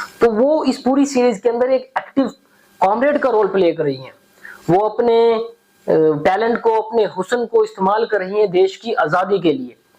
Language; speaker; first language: Urdu; native; Urdu